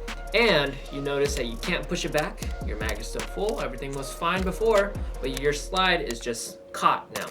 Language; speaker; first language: English; native; English